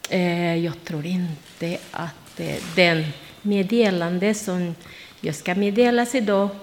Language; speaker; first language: Swedish; non-native, learner; Spanish